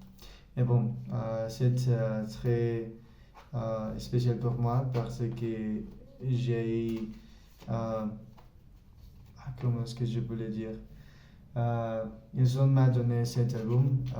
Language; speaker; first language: French; non-native, learner; Spanish